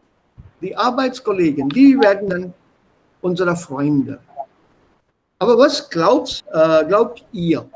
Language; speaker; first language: German; non-native, fluent; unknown